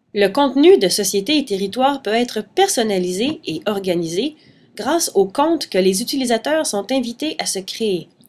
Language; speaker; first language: French; native; French